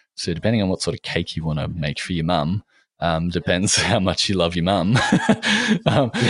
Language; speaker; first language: English; native; English